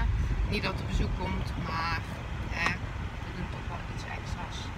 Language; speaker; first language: Dutch; native; Dutch